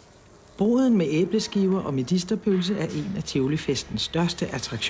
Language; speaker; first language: Danish; native; Danish